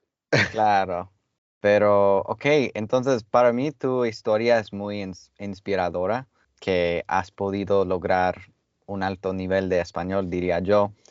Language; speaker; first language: Spanish; non-native, fluent; English